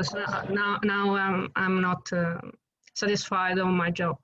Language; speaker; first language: English; non-native, learner; Italian